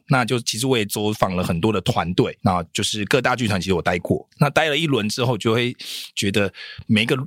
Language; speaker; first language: Chinese; native; Chinese